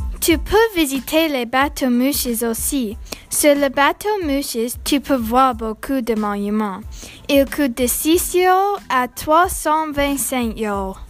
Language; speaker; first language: French; non-native, learner; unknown